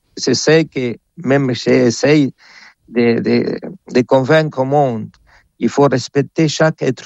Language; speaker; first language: French; non-native, fluent; Spanish